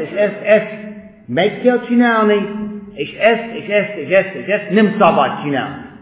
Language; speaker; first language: Hungarian; non-native, fluent; English